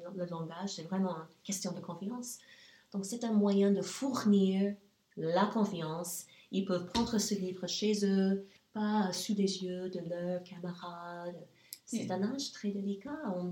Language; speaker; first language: French; non-native, fluent; English